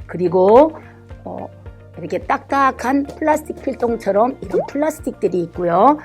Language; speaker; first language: Korean; native; Korean